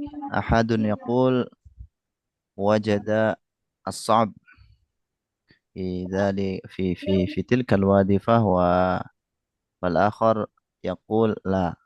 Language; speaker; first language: Arabic; non-native, fluent; Indonesian